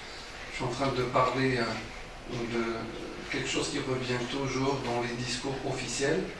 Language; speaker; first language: French; non-native, local second language; Arabic